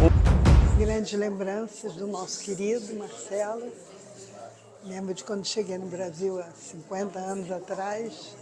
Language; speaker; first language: Portuguese; non-native, fluent; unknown